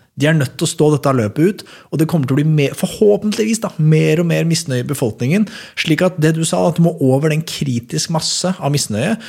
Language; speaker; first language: Norwegian; native; Norwegian